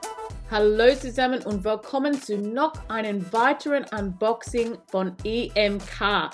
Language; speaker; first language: German; non-native, learner; English